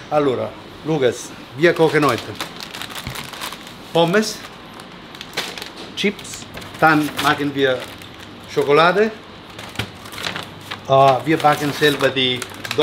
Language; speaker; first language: German; non-native, learner; Italian